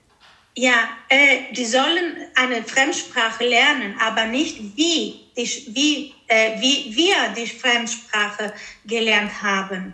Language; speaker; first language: German; early bilingual, heritage; Greek